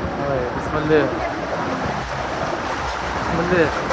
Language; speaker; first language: Arabic; native; Arabic